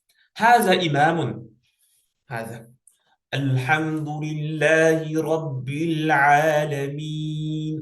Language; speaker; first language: Arabic; non-native, fluent; Uzbek